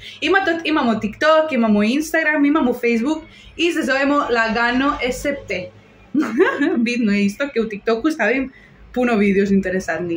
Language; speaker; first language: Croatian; non-native, learner; Spanish